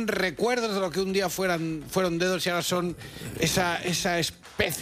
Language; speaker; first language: Spanish; native; Spanish